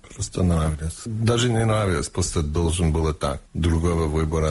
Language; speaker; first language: Russian; early bilingual, heritage; Russian